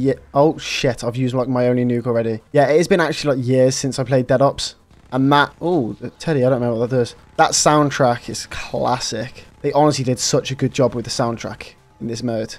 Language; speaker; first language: English; native; English